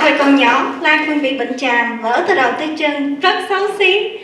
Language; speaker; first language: Vietnamese; early bilingual, other home language; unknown